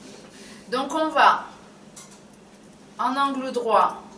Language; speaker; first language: French; native; French